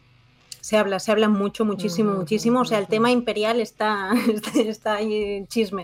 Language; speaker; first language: Spanish; native; Spanish